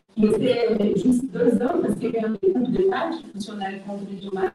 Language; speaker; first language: French; non-native, fluent; Portuguese